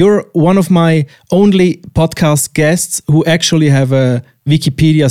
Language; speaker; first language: English; non-native, fluent; Swiss German